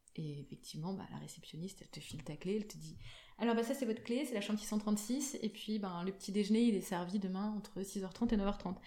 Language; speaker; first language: French; native; French